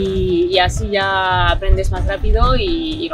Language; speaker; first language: Spanish; non-native, fluent; French